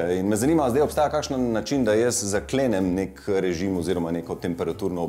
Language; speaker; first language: Slovenian; native; Slovenian